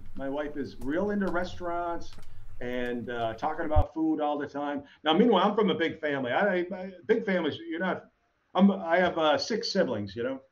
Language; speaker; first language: English; native; English